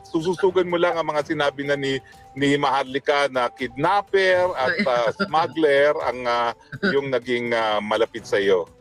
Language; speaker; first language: Filipino; native; Filipino